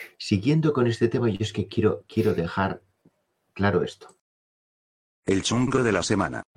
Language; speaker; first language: Spanish; native; Spanish